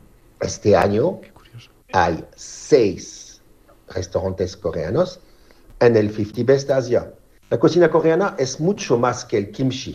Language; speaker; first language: Spanish; non-native, fluent; French